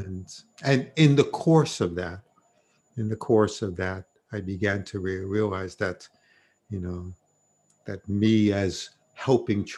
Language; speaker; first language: English; native; English